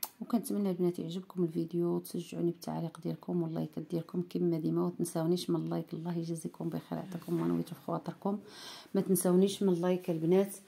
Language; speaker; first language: Arabic; native; Arabic